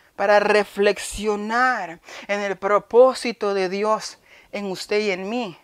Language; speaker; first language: Spanish; early bilingual, heritage; Spanish